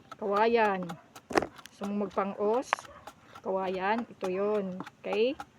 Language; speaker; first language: Filipino; non-native, local second language; Waray